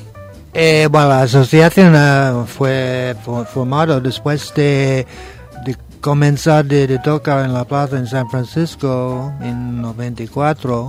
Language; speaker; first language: Spanish; non-native, learner; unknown